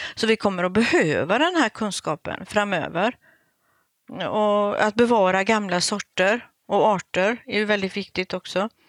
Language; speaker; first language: Swedish; native; Swedish